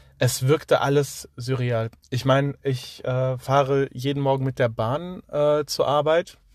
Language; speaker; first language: German; native; German